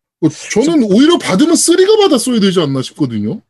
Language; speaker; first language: Korean; native; Korean